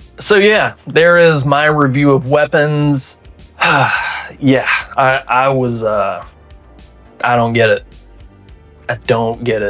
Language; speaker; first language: English; native; English